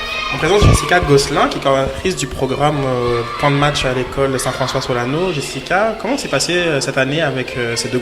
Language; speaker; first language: French; native; French